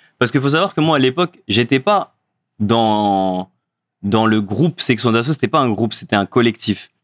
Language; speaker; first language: French; early bilingual, other home language; Fula